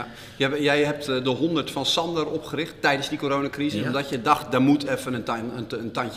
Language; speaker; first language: Dutch; native; Dutch